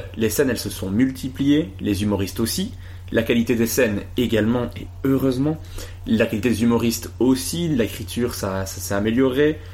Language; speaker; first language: French; native; French